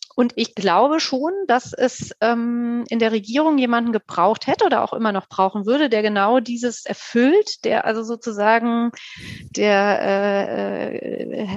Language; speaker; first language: German; native; German